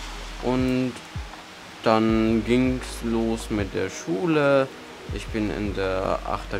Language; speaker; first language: German; early bilingual, other home language; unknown